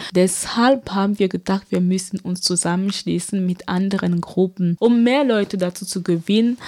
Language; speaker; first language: German; non-native, fluent; French